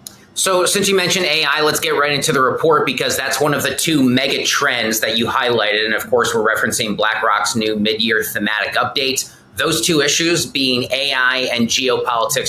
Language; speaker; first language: English; native; English